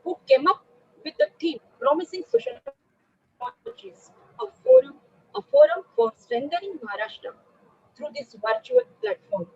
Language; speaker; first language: English; non-native, local second language; Marathi